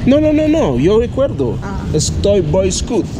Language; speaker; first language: Spanish; non-native, learner; Haitian Creole